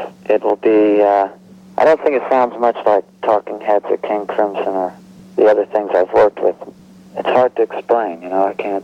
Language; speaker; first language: English; native; English